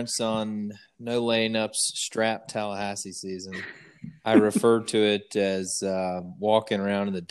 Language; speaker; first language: English; native; English